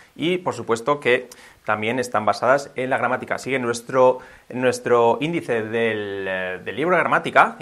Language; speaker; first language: Spanish; native; Spanish